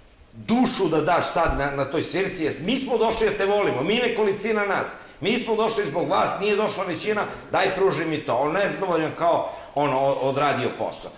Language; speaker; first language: Serbian; native; Serbian